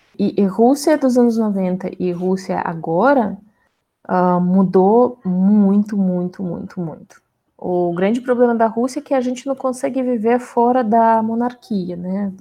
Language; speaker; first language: Portuguese; non-native, fluent; Russian